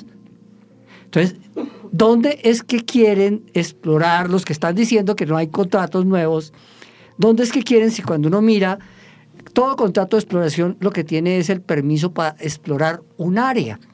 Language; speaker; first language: Spanish; native; Spanish